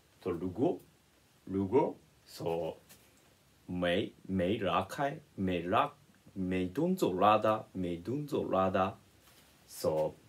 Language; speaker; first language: Chinese; non-native, learner; Japanese